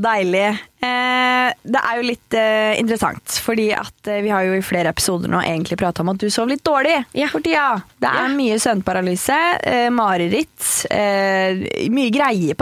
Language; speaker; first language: Norwegian; native; Norwegian